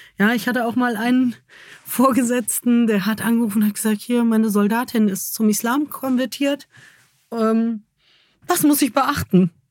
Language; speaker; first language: German; early bilingual, other home language; Kurdish